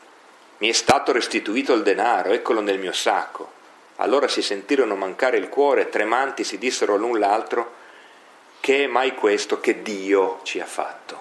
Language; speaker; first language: Italian; native; Italian